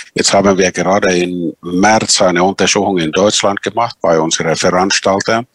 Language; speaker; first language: German; non-native, fluent; Finnish